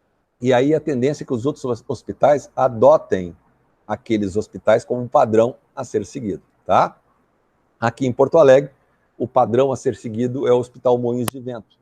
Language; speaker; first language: Portuguese; native; Portuguese